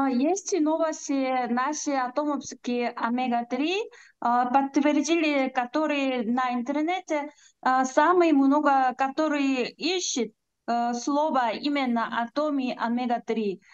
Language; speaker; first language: Russian; non-native, learner; Korean